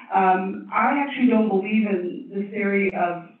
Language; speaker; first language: English; non-native, fluent; Chinese